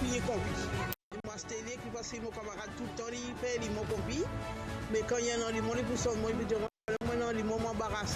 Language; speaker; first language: French; non-native, local second language; Morisyen